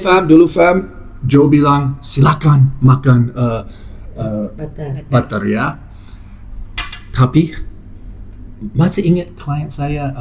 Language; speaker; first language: Indonesian; non-native, fluent; English